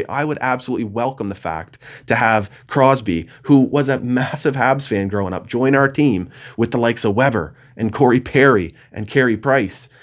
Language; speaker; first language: English; native; English